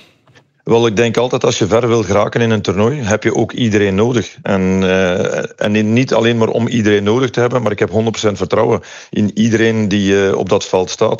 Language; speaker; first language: Dutch; native; Dutch